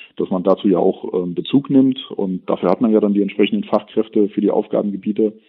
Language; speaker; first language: German; native; German